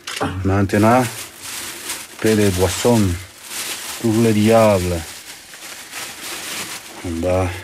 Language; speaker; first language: French; non-native, fluent; Quechua